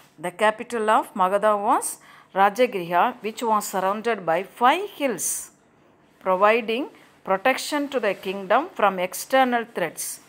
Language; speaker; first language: English; non-native, local second language; Tamil